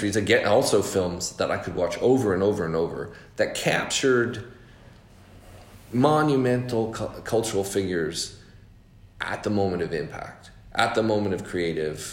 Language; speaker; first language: English; native; English